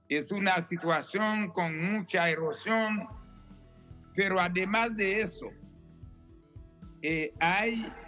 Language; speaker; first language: Spanish; non-native, fluent; Haitian Creole